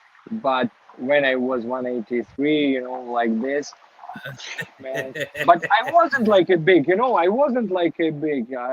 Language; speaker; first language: English; non-native, learner; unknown